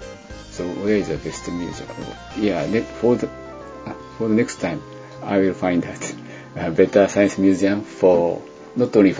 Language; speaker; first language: English; non-native, learner; Japanese